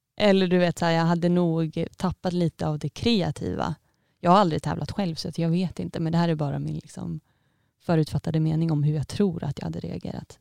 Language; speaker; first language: Swedish; native; Swedish